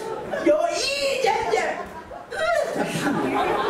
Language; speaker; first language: Chinese; non-native, learner; Japanese